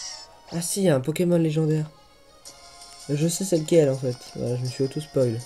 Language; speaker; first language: French; native; French